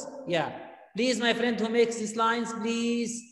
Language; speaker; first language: English; non-native, fluent; Arabic